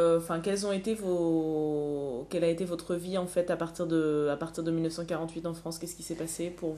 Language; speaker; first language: French; native; French